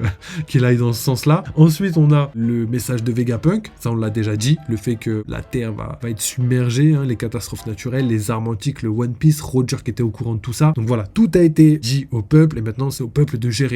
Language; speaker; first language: French; native; French